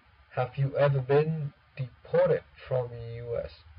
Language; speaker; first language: English; non-native, learner; Vietnamese